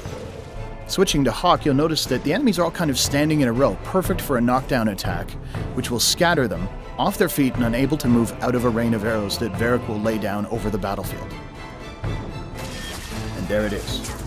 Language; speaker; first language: English; native; English